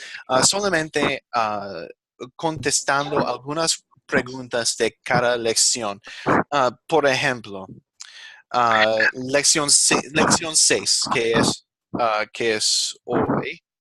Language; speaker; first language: Spanish; non-native, fluent; English